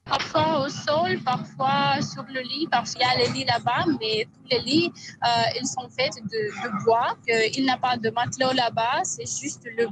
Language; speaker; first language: French; non-native, fluent; Russian